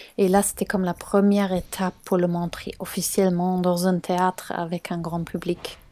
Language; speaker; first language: French; non-native, fluent; German